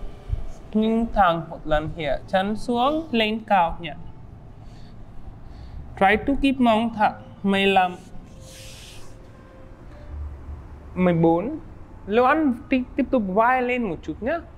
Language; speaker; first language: Vietnamese; non-native, learner; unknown